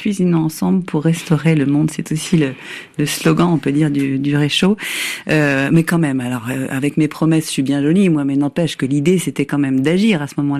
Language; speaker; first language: French; native; French